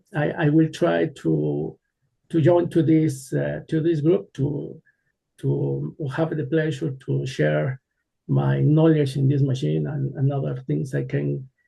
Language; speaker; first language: English; non-native, learner; Spanish